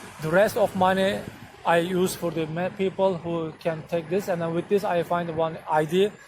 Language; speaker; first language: English; non-native, learner; Turkish